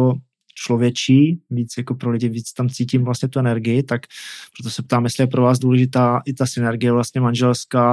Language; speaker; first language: Czech; native; Czech